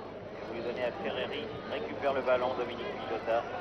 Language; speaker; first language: French; native; French